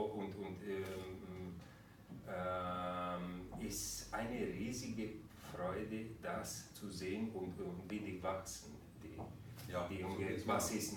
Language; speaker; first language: German; non-native, fluent; Romanian